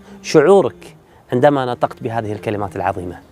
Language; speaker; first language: Arabic; native; Arabic